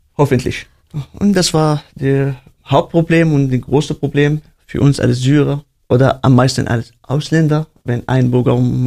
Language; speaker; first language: German; non-native, learner; Arabic